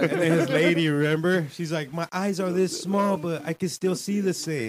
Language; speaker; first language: English; early bilingual, other home language; Spanish